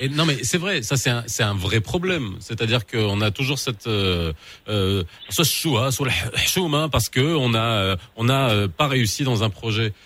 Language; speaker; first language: French; non-native, local second language; Arabic